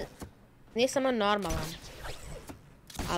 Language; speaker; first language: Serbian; early bilingual, heritage; Serbian